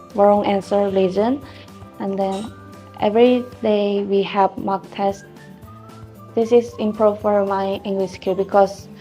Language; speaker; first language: English; non-native, learner; Korean